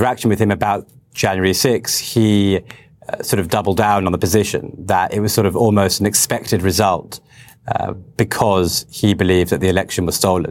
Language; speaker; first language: English; native; English